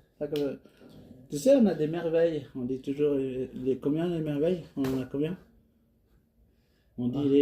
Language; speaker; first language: French; native; French